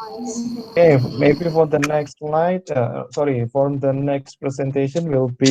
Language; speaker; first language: English; non-native, fluent; Indonesian